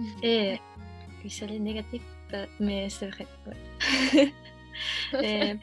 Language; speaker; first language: French; non-native, learner; Japanese